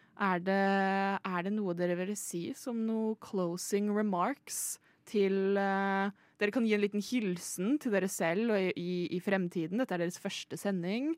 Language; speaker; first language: Norwegian; native; Norwegian